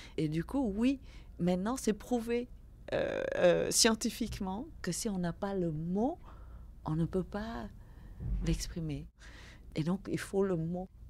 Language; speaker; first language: French; early bilingual, other home language; Vietnamese